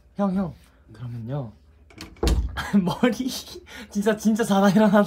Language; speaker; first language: Korean; native; Korean